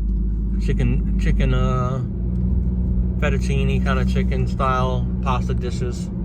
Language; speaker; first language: English; native; English